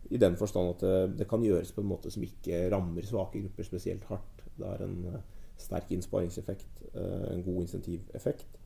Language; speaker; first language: Norwegian; native; Norwegian